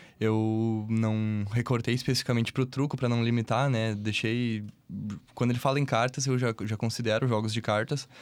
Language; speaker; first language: Portuguese; native; Portuguese